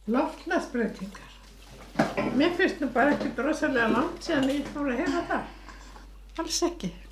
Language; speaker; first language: Icelandic; native; Icelandic